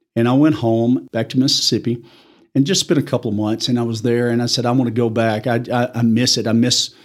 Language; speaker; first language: English; native; English